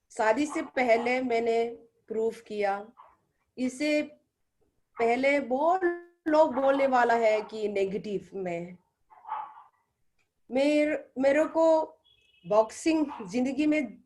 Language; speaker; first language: Hindi; non-native, local second language; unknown